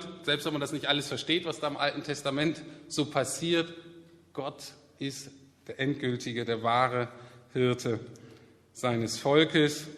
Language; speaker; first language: German; native; German